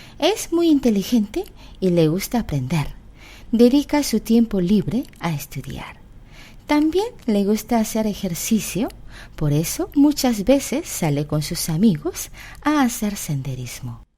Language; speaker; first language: Spanish; non-native, fluent; Korean